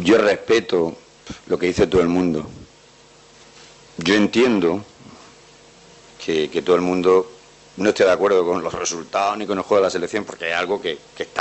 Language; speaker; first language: Spanish; native; Spanish